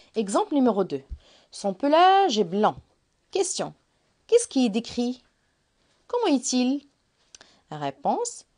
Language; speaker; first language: French; non-native, local second language; Arabic